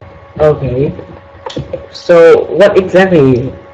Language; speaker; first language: English; non-native, learner; Vietnamese